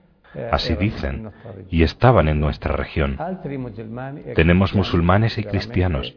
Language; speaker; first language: Spanish; non-native, fluent; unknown